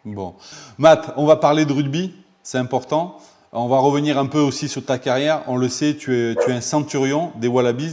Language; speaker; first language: French; native; French